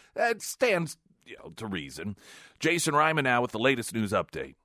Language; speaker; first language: English; native; English